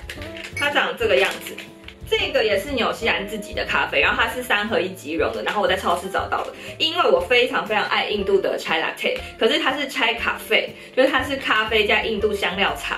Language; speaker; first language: Chinese; native; Chinese